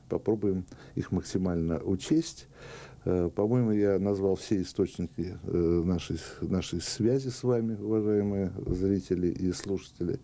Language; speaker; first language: Russian; native; Russian